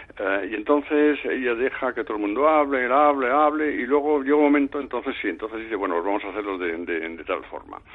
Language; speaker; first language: Spanish; non-native, fluent; German